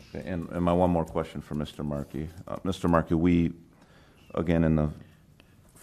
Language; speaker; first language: English; native; English